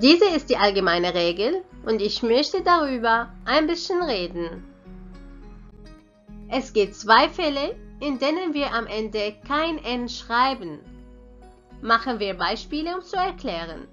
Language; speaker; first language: German; non-native, fluent; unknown